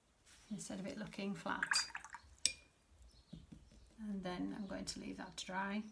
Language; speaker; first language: English; native; English